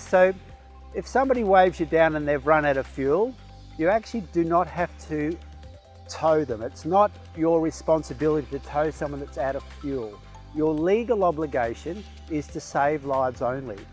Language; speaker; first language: English; native; English